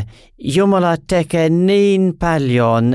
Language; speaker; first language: Finnish; non-native, learner; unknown